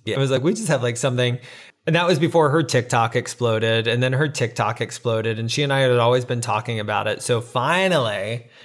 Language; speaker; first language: English; native; English